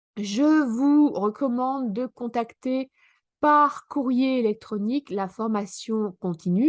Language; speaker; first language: French; native; French